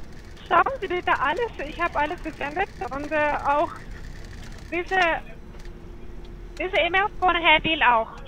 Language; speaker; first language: German; non-native, learner; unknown